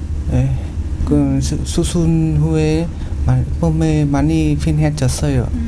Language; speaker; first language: Korean; non-native, learner; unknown